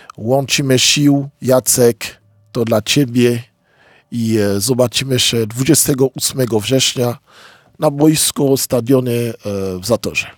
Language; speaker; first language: Polish; non-native, fluent; Lingala